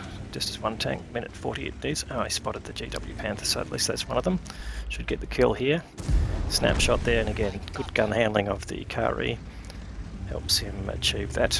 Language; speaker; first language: English; native; English